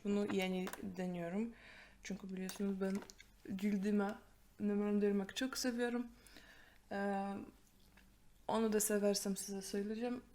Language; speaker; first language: Turkish; non-native, fluent; Polish